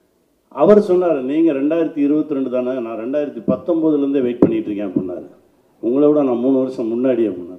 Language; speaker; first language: Tamil; native; Tamil